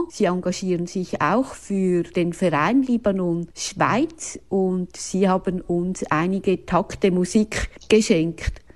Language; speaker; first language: German; native; German